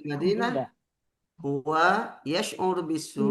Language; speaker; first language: Arabic; non-native, fluent; Indonesian